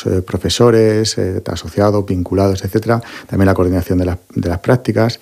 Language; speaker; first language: Spanish; native; Spanish